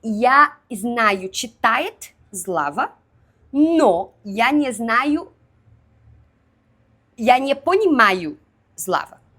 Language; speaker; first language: Russian; non-native, learner; Portuguese